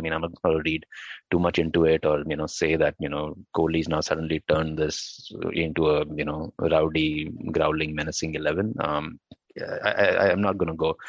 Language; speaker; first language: English; non-native, local second language; Hindi